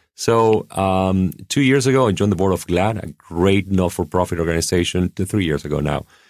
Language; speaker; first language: English; non-native, fluent; Spanish